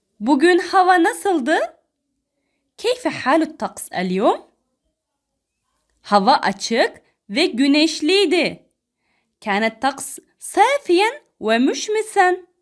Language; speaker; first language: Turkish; non-native, fluent; Arabic